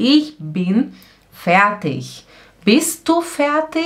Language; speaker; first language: German; non-native, fluent; Portuguese